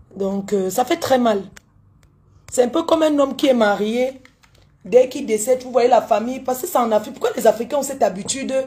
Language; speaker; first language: French; native; French